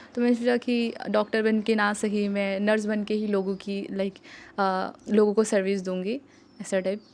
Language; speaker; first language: Hindi; non-native, local second language; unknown